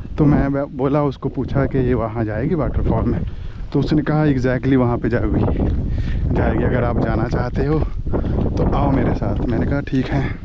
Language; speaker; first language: Hindi; native; Hindi